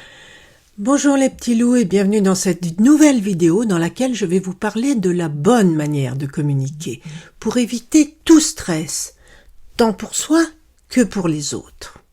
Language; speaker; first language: French; native; French